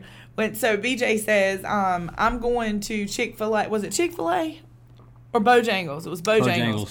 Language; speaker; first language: English; native; English